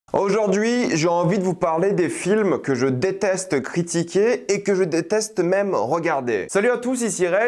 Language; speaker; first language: French; native; French